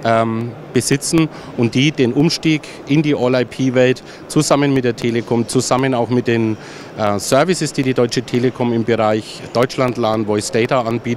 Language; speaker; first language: German; native; German